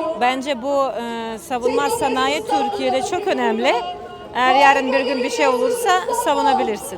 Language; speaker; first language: Turkish; non-native, learner; Ukrainian